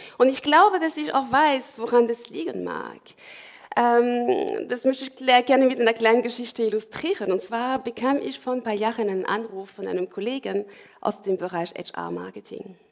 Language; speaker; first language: German; non-native, fluent; French